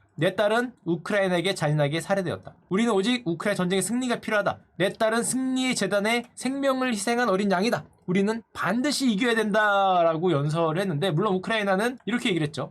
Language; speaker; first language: Korean; native; Korean